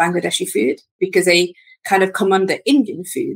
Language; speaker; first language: English; native; English